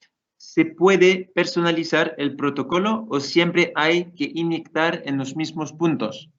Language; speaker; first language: Spanish; non-native, fluent; Portuguese